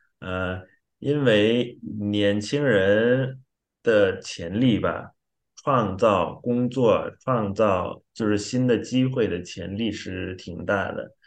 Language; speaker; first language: Chinese; non-native, fluent; Xhosa